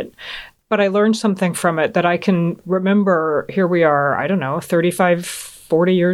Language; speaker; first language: English; native; English